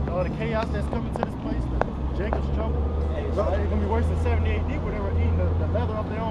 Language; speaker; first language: English; native; English